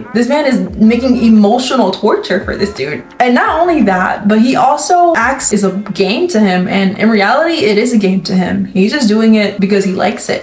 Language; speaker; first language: English; native; English